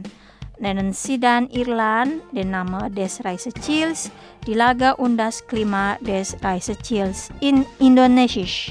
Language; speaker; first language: German; non-native, fluent; Indonesian